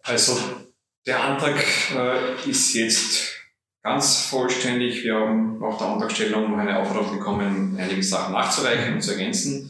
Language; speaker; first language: German; native; German